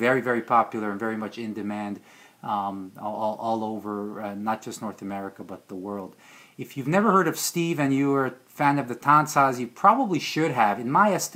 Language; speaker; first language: English; early bilingual, other home language; Hungarian